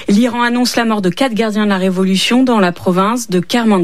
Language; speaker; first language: French; native; French